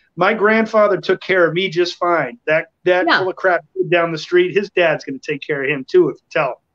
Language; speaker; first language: English; native; English